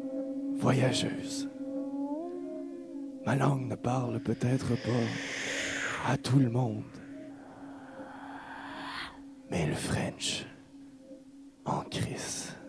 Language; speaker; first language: French; native; French